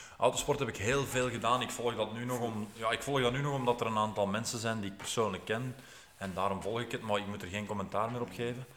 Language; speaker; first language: Dutch; native; Dutch